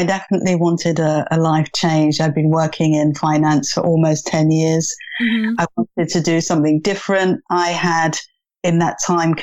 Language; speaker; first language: English; native; English